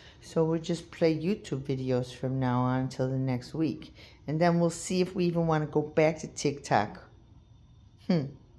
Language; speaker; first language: English; native; English